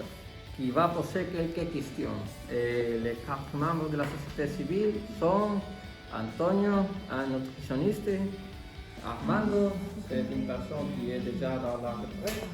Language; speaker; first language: French; non-native, learner; Spanish